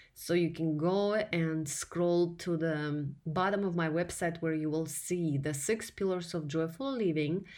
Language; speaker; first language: English; non-native, fluent; Russian